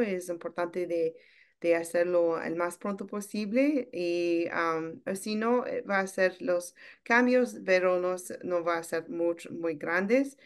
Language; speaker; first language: Spanish; non-native, learner; English